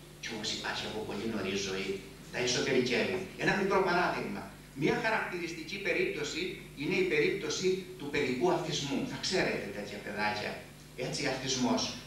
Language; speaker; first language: Greek; native; Greek